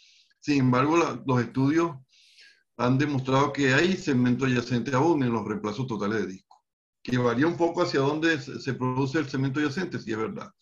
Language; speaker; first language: Spanish; native; Spanish